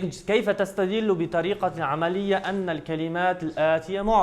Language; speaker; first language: Arabic; non-native, fluent; Kazakh